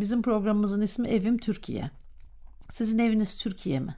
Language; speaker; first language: Turkish; native; Turkish